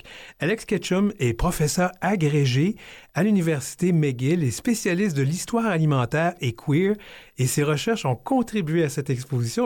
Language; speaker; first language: French; native; French